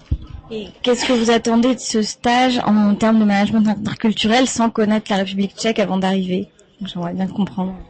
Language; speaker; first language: French; native; French